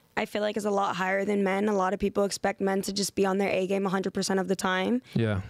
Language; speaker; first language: English; native; English